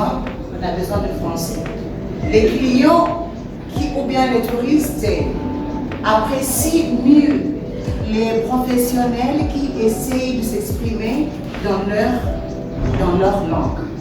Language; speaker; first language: French; non-native, fluent; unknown